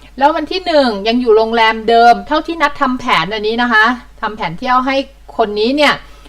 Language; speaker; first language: Thai; native; Thai